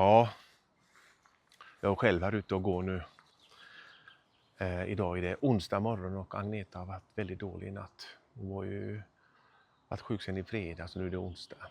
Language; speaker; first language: Swedish; native; Swedish